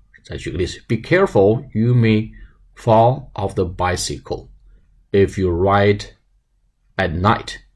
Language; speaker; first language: English; non-native, fluent; Chinese